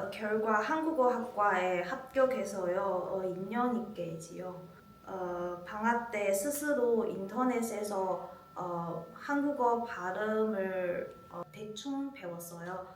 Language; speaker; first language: Korean; non-native, learner; Chinese